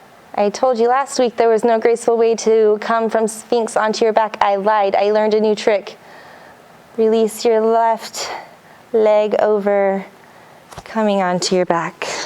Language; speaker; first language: English; native; English